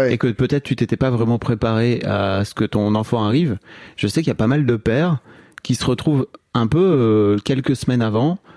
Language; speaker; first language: French; native; French